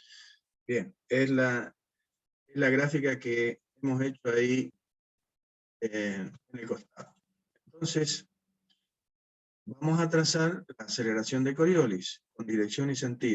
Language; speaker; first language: Spanish; native; Spanish